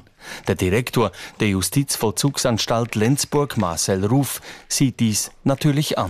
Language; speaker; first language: German; native; German